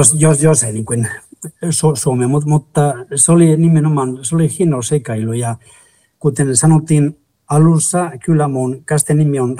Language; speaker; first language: Finnish; non-native, fluent; Spanish